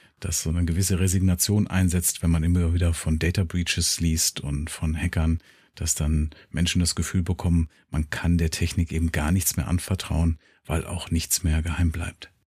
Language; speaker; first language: German; native; German